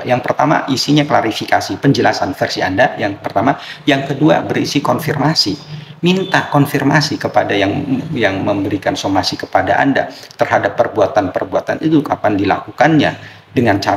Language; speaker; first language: Indonesian; native; Indonesian